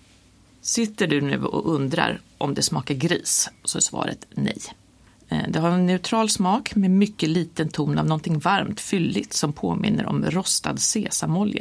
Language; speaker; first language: Swedish; native; Swedish